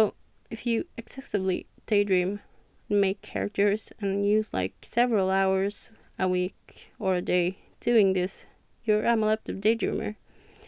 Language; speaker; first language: English; non-native, fluent; Norwegian